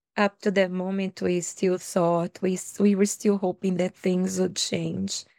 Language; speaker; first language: English; non-native, fluent; Portuguese